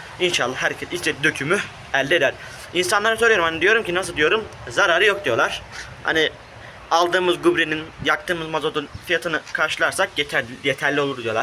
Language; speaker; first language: Turkish; native; Turkish